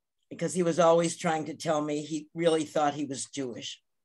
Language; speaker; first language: English; native; English